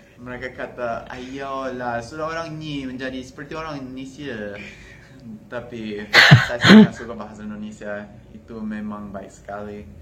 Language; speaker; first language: Indonesian; non-native, fluent; English